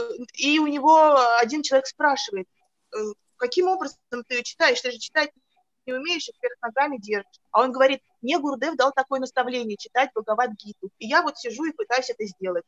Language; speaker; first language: Russian; native; Russian